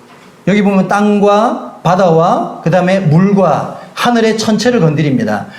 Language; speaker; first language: Korean; native; Korean